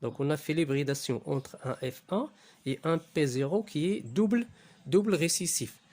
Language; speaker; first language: French; non-native, local second language; Arabic